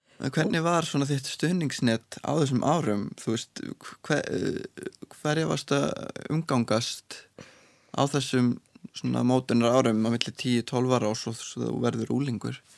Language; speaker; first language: Icelandic; native; Icelandic